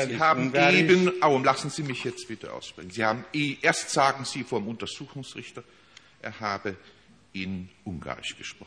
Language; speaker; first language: German; native; German